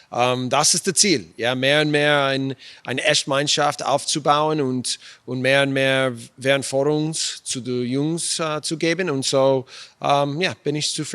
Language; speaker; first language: German; non-native, fluent; English